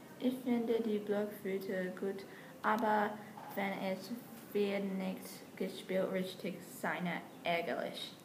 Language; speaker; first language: German; non-native, learner; English